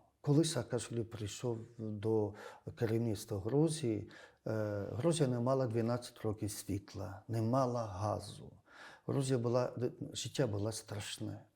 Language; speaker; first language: Ukrainian; non-native, fluent; Georgian